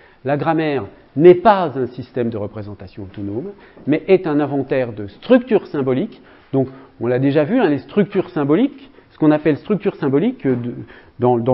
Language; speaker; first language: French; native; French